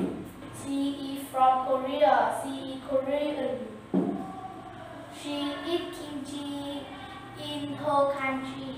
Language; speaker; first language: English; non-native, learner; Vietnamese